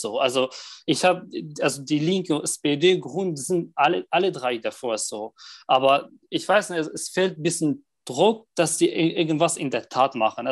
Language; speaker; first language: German; non-native, fluent; Arabic